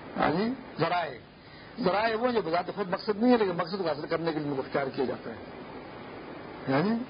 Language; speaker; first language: Urdu; non-native, local second language; Pashto